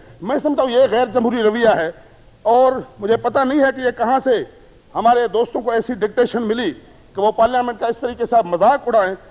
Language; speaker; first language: Urdu; non-native, local second language; Sindhi